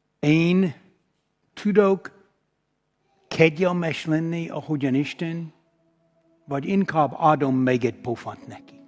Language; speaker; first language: Hungarian; non-native, fluent; English